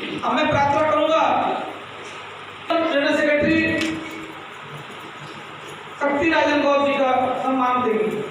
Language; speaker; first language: Hindi; native; Hindi